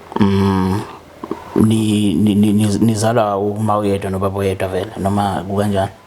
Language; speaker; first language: Zulu; native; Zulu